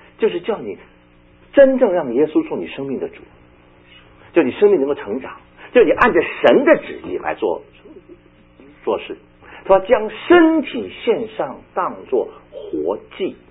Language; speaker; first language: Chinese; native; Chinese